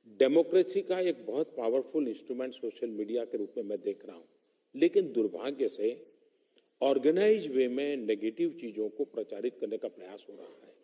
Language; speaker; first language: Hindi; non-native, local second language; Gujarati